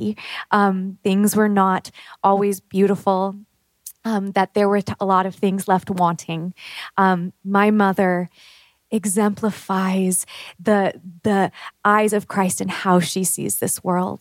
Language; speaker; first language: English; native; English